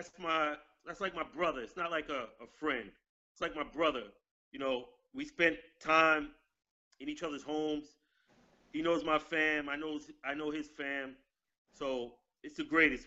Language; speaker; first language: English; native; English